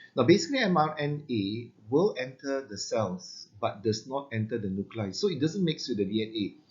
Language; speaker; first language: English; non-native, local second language; Malay